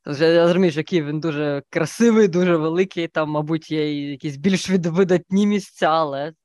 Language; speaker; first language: Ukrainian; native; Ukrainian